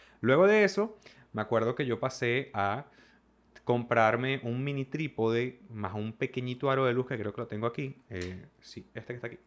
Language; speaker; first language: Spanish; native; Spanish